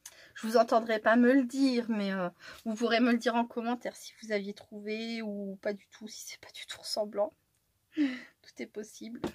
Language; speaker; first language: French; native; French